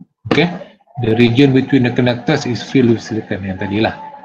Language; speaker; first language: English; non-native, local second language; Malay